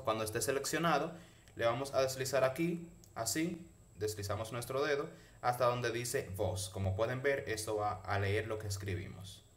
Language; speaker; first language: Spanish; native; Spanish